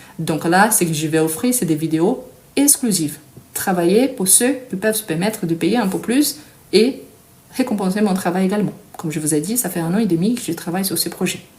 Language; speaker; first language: French; non-native, fluent; Portuguese